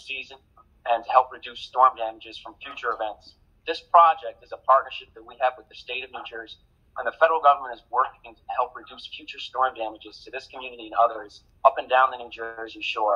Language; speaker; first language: English; native; English